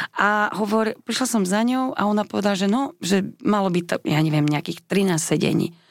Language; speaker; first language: Slovak; non-native, local second language; Hungarian